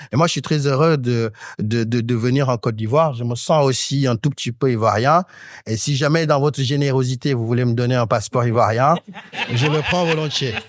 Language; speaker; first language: French; non-native, local second language; Wolof